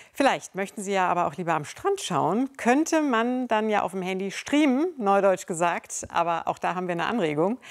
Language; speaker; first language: German; native; German